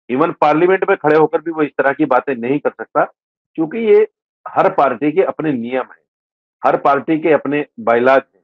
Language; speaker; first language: Urdu; native; Urdu